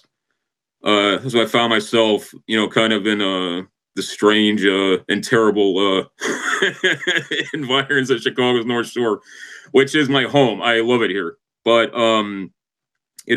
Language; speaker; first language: English; native; English